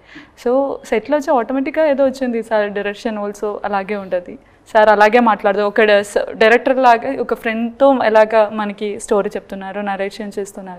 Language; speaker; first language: Telugu; non-native, learner; Malayalam